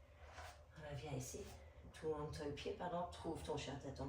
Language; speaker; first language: French; non-native, fluent; English